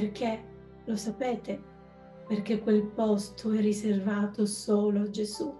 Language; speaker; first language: Italian; native; Italian